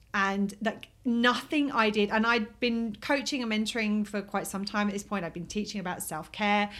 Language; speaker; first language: English; native; English